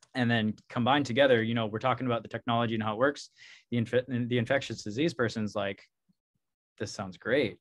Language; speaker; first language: English; native; English